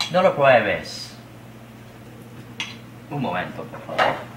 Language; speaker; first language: Spanish; non-native, learner; English